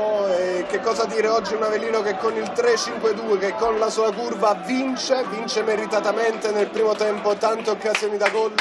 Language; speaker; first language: Italian; native; Italian